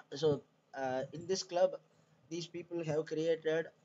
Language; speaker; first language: English; non-native, local second language; Tamil